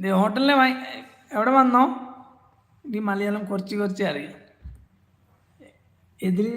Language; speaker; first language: Malayalam; non-native, learner; Bangla